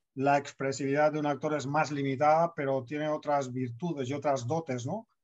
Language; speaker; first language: Spanish; native; Spanish